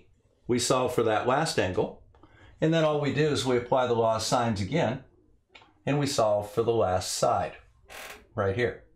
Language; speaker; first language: English; native; English